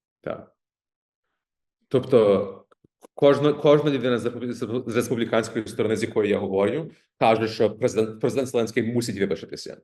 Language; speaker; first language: Ukrainian; early bilingual, heritage; Ukrainian